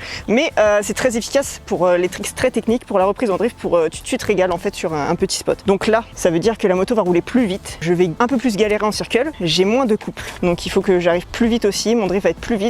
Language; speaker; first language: French; native; French